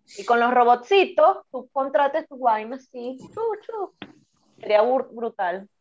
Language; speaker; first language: Spanish; native; Spanish